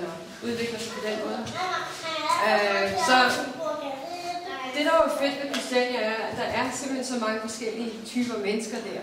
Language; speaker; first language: Danish; non-native, fluent; English